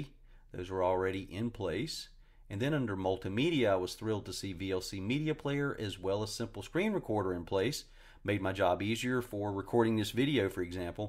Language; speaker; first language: English; native; English